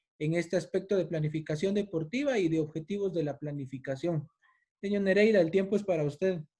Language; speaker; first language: Spanish; native; Spanish